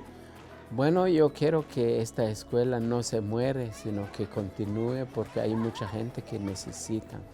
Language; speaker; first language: Spanish; non-native, local second language; Kʼicheʼ